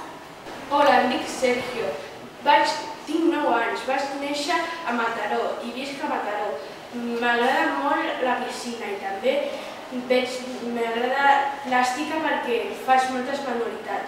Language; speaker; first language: Catalan; non-native, local second language; Spanish